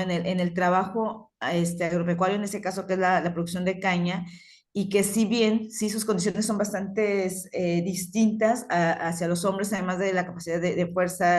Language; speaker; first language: Spanish; native; Spanish